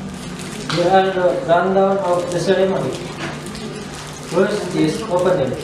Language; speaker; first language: English; non-native, learner; Indonesian